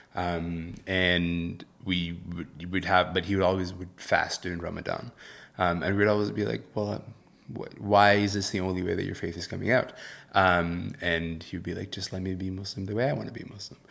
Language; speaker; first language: English; early bilingual, other home language; Arabic